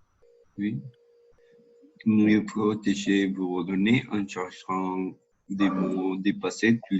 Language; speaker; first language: French; non-native, learner; Spanish